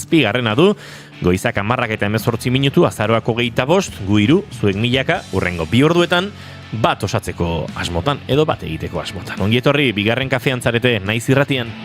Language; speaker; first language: Basque; native; Basque